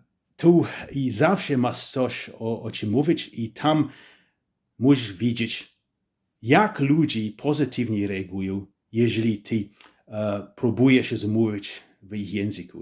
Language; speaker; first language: Polish; non-native, fluent; English